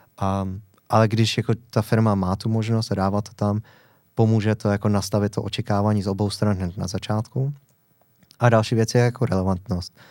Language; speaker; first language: Czech; non-native, fluent; English